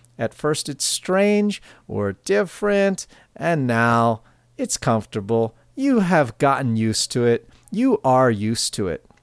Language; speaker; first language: English; native; English